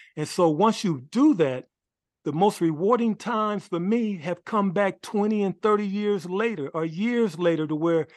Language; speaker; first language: English; native; English